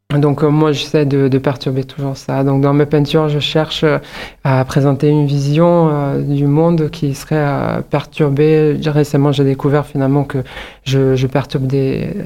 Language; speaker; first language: French; non-native, fluent; Hungarian